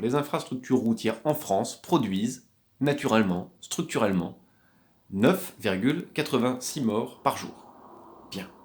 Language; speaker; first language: French; native; French